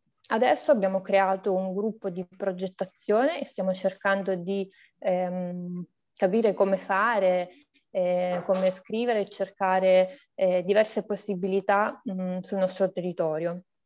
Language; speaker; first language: Italian; non-native, fluent; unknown